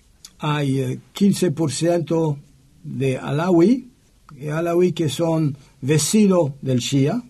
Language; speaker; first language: Spanish; non-native, learner; French